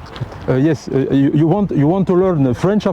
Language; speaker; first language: English; non-native, learner; French